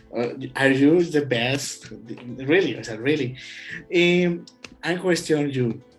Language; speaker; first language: English; non-native, learner; Spanish